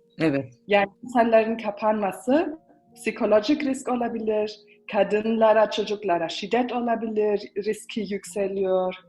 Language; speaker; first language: Turkish; early bilingual, heritage; Turkish